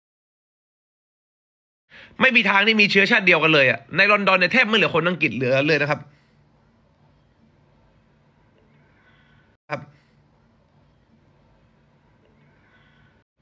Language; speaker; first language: Thai; native; Thai